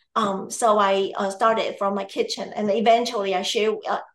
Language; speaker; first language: English; non-native, fluent; Chinese